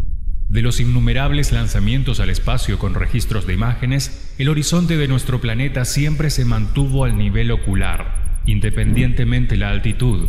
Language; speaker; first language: Spanish; native; Spanish